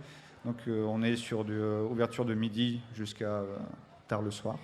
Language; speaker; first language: French; native; French